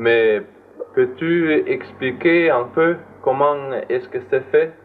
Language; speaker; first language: French; non-native, learner; Danish